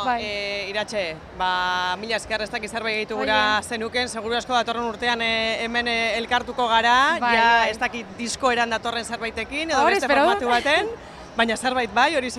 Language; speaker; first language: Basque; native; Basque